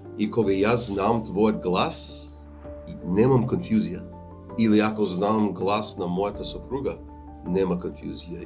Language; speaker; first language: Macedonian; non-native, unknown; English